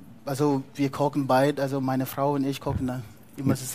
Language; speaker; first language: German; non-native, fluent; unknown